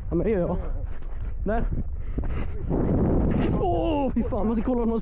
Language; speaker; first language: Swedish; native; Swedish